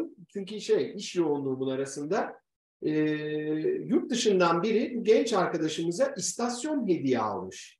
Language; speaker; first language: Turkish; native; Turkish